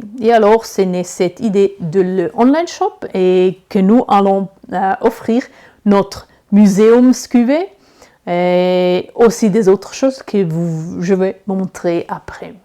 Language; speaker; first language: French; non-native, learner; Italian